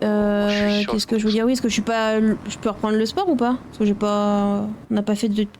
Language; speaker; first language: French; native; French